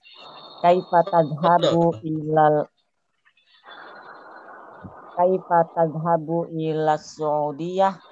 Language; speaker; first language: Arabic; non-native, learner; Indonesian